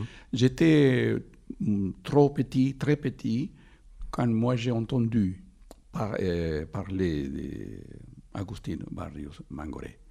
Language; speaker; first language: French; non-native, fluent; Spanish